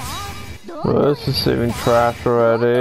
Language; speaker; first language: English; native; English